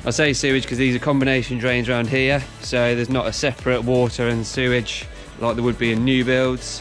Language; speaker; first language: English; native; English